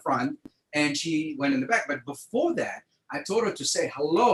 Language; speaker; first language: English; non-native, fluent; French